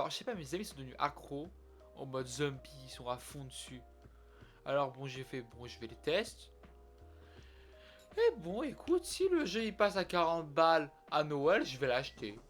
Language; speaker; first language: French; native; French